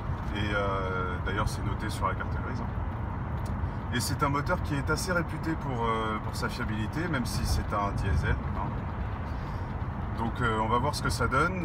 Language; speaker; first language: French; native; French